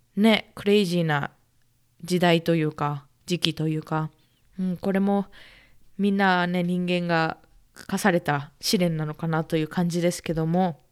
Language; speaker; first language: Japanese; native; Japanese